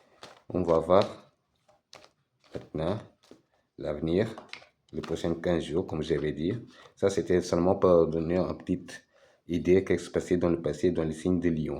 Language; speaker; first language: French; non-native, fluent; Portuguese